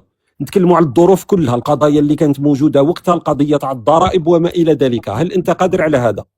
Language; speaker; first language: Arabic; native; Arabic